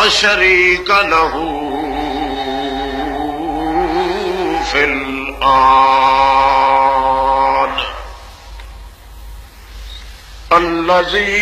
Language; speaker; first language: Arabic; non-native, fluent; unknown